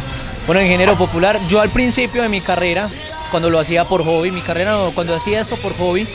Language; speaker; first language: Spanish; native; Spanish